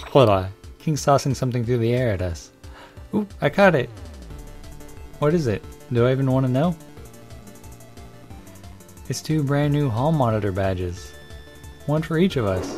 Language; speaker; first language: English; native; English